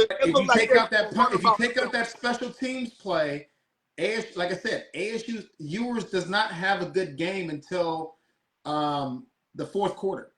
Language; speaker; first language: English; native; English